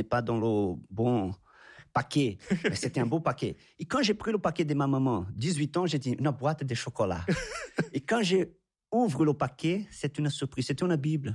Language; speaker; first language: French; non-native, fluent; Portuguese